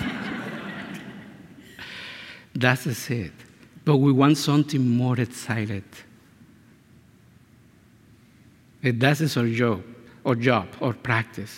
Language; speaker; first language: English; non-native, fluent; Spanish